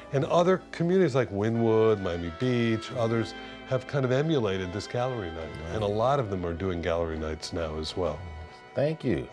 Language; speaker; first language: English; native; English